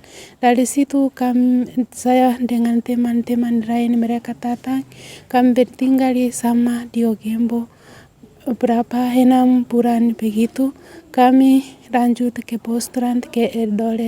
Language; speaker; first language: Indonesian; non-native, learner; Swahili